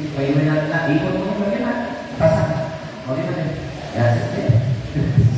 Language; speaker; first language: Filipino; non-native, local second language; Iloko